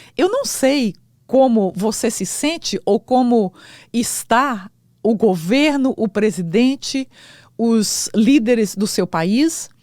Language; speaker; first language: Portuguese; native; Portuguese